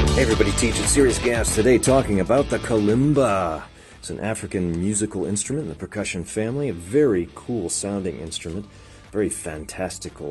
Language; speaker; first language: English; native; English